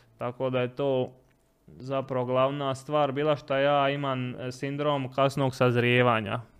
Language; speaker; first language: Croatian; native; Croatian